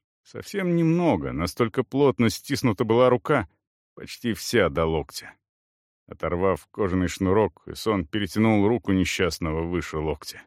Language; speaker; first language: Russian; native; Russian